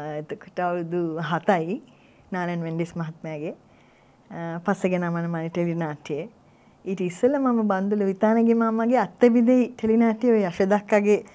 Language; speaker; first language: Sinhala; native; Sinhala